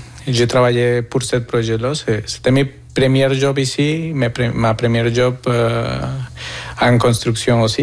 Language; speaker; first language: French; non-native, fluent; Spanish